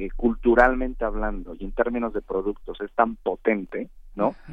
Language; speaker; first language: Spanish; native; Spanish